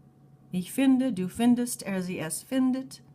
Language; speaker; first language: German; non-native, fluent; English